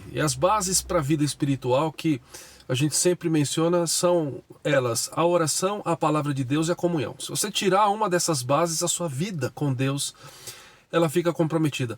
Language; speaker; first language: Portuguese; native; Portuguese